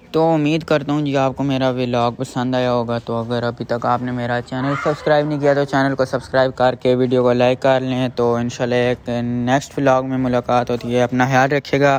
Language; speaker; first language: Urdu; non-native, local second language; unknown